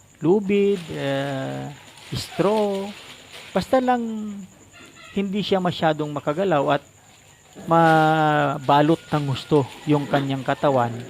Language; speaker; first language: Filipino; non-native, local second language; Iloko